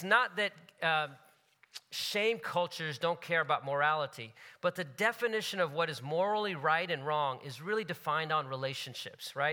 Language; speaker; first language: English; native; English